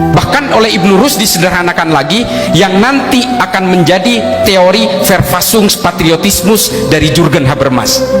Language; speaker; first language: Indonesian; non-native, local second language; Madurese